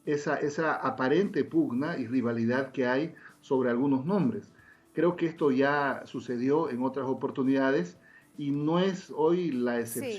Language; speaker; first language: Spanish; native; Spanish